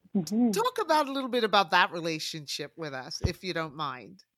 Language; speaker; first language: English; native; English